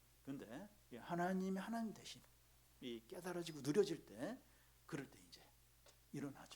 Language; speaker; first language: Korean; native; Korean